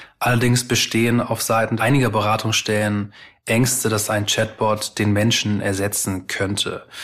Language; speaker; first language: German; early bilingual, other home language; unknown